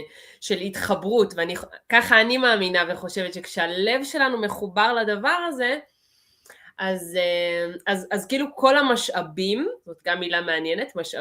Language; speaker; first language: Hebrew; early bilingual, other home language; Russian